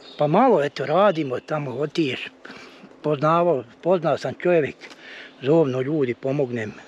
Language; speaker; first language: Bosnian; native; Bosnian